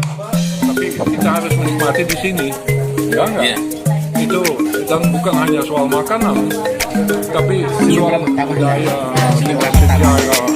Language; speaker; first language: Indonesian; non-native, fluent; Dutch